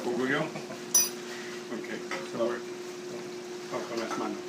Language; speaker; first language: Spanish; non-native, learner; English